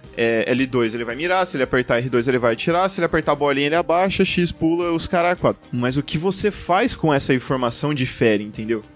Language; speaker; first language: Portuguese; native; Portuguese